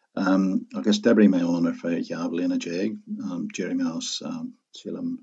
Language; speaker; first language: Irish; non-native, local second language; English